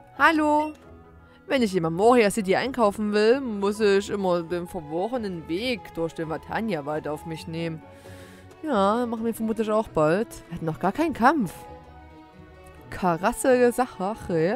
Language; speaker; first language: German; native; German